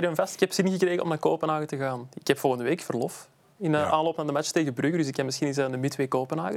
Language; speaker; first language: Dutch; native; Dutch